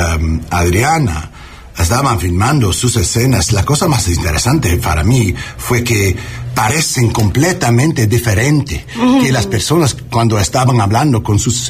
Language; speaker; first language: Spanish; early bilingual, heritage; English